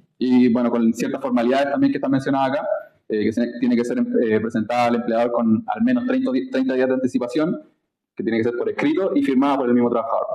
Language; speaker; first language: Spanish; native; Spanish